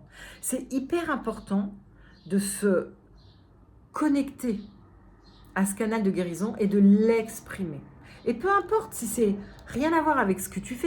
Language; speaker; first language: French; native; French